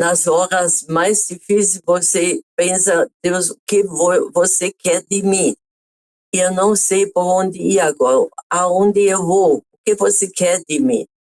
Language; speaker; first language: Portuguese; non-native, fluent; German